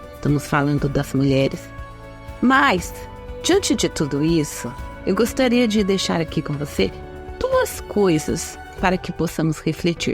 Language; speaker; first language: Portuguese; native; Portuguese